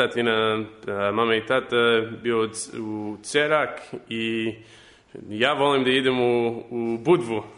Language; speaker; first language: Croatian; early bilingual, heritage; Serbian